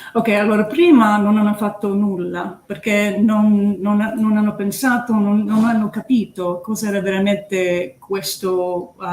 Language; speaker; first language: Italian; early bilingual, heritage; English